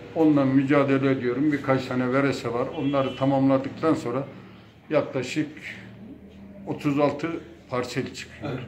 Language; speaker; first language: Turkish; native; Turkish